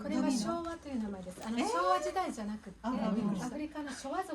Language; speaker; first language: Japanese; native; Japanese